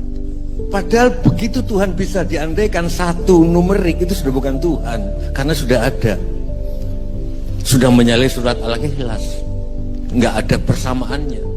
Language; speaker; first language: Indonesian; non-native, local second language; Javanese